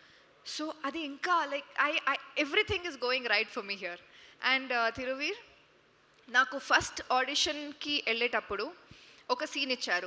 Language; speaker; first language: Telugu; non-native, fluent; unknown